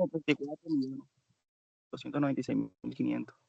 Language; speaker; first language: Spanish; native; Spanish